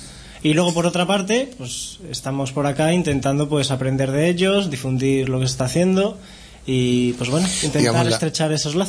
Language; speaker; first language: Spanish; native; Spanish